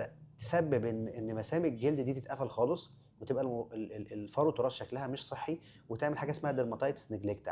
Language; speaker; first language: Arabic; native; Arabic